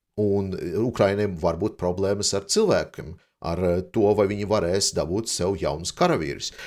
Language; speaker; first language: Latvian; non-native, local second language; Russian